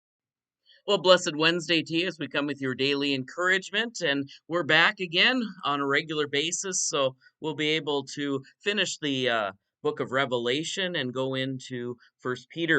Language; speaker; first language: English; native; English